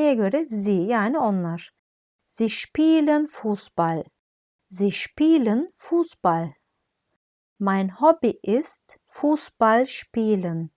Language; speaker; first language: German; non-native, fluent; Turkish